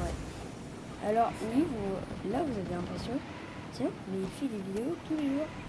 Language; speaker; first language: French; native; French